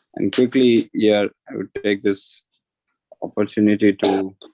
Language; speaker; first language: English; non-native, local second language; Hindi